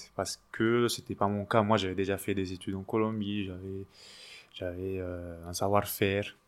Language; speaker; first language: French; non-native, fluent; Spanish